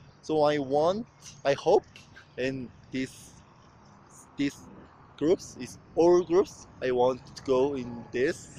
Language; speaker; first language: English; non-native, learner; Korean